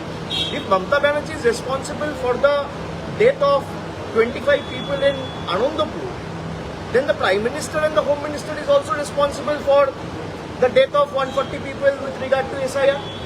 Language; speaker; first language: English; non-native, local second language; Bangla